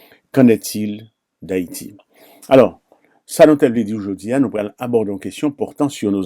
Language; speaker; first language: French; non-native, local second language; Haitian Creole